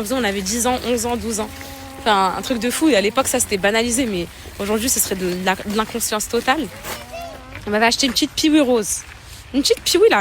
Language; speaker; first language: French; native; French